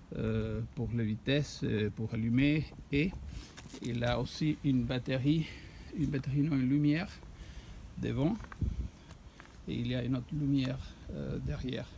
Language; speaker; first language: French; non-native, fluent; Spanish